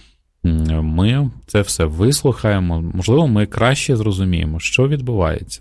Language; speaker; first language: Ukrainian; native; Ukrainian